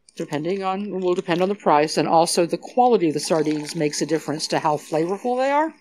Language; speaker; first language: English; native; English